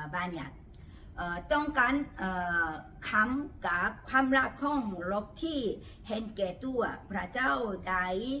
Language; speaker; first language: Thai; non-native, fluent; Korean